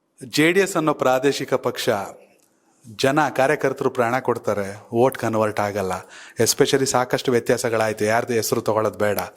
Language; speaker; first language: Kannada; native; Kannada